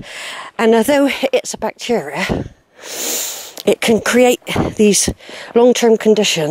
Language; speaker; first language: English; native; English